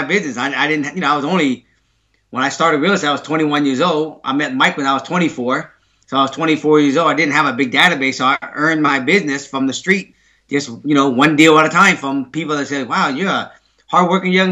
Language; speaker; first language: English; early bilingual, other home language; Vietnamese